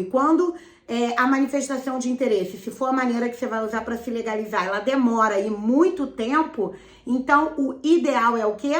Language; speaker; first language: Portuguese; native; Portuguese